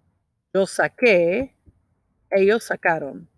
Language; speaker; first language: Spanish; non-native, fluent; English